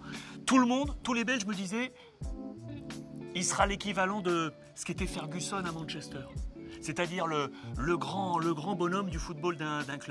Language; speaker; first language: French; native; French